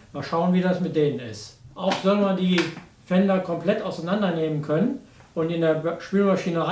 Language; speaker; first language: German; native; German